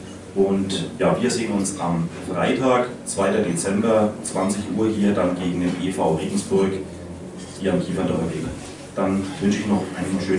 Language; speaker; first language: German; native; German